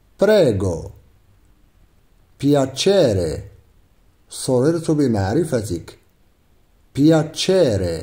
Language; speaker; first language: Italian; non-native, fluent; Arabic